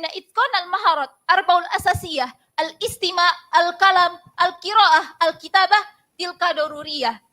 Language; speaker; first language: Arabic; non-native, learner; Indonesian